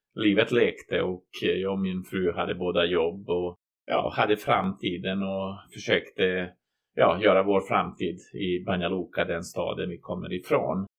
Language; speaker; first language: Swedish; non-native, fluent; Bosnian